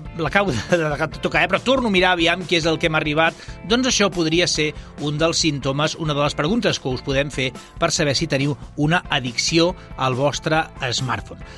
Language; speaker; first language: Catalan; native; Catalan